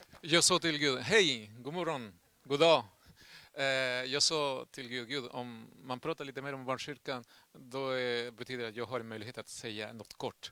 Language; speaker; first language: Swedish; non-native, fluent; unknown